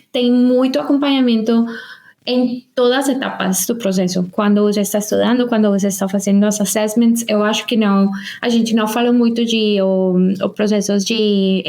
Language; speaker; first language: Portuguese; non-native, fluent; Spanish